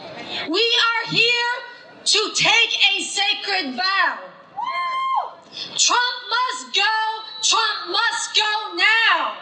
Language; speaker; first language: English; native; English